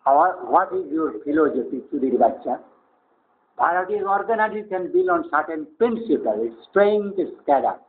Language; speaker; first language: Hindi; native; Hindi